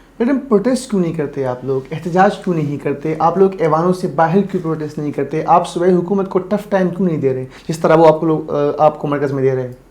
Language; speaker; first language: Urdu; non-native, local second language; Pashto